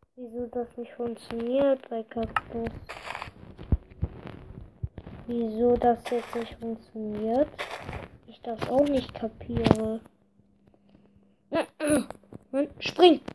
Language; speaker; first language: German; early bilingual, other home language; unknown